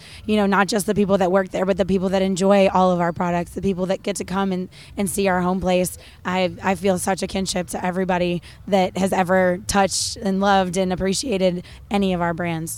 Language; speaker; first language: English; native; English